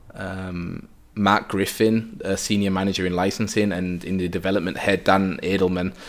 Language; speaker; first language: English; native; English